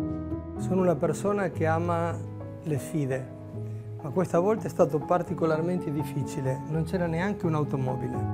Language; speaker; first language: Italian; non-native, local second language; Spanish